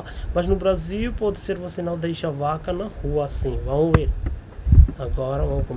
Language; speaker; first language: Portuguese; non-native, learner; Hindi